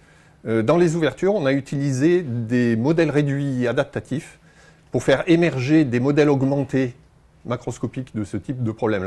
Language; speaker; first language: French; native; French